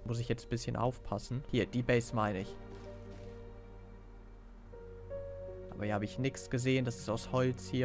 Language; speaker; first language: German; native; German